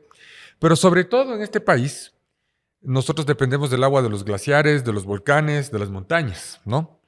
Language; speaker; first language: Spanish; native; Spanish